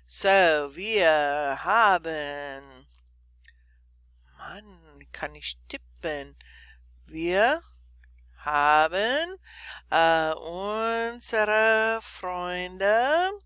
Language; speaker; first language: German; non-native, fluent; English